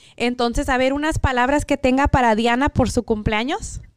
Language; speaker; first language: Spanish; early bilingual, heritage; Spanish